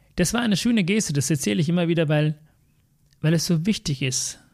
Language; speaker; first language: German; non-native, fluent; Tamil